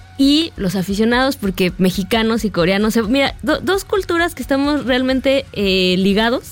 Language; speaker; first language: Spanish; native; Spanish